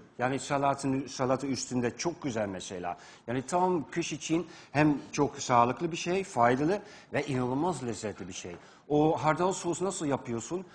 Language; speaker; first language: Turkish; non-native, fluent; Dutch